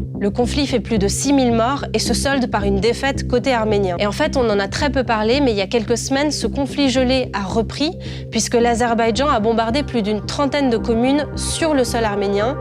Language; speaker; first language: French; native; French